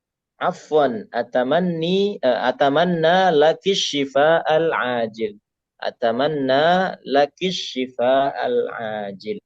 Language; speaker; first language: Arabic; non-native, fluent; Indonesian